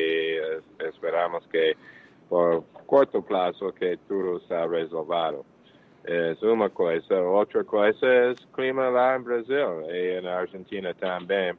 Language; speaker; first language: Portuguese; non-native, fluent; English